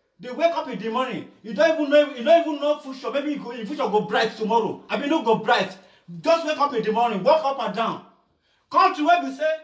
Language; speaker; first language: Nigerian Pidgin; non-native, local second language; Yoruba